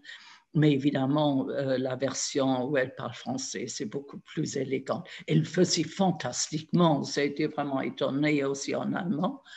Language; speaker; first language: French; non-native, fluent; German